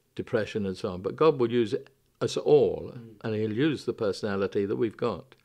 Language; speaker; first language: English; native; English